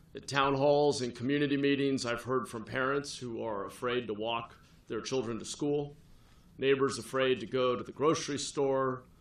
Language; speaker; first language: English; native; English